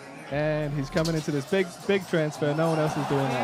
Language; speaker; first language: English; native; English